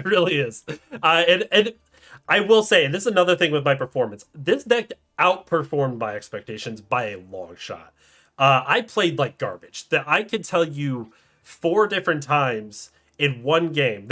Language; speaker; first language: English; native; English